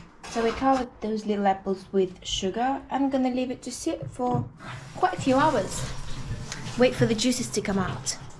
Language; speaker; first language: English; non-native, fluent; Russian